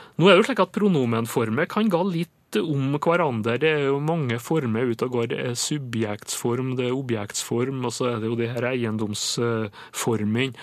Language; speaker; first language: Norwegian; native; Norwegian